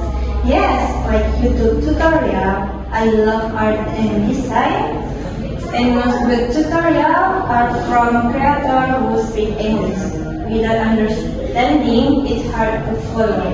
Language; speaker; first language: English; non-native, learner; Indonesian